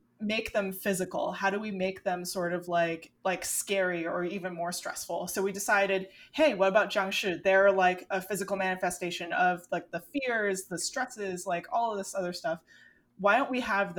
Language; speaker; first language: English; non-native, local second language; Cantonese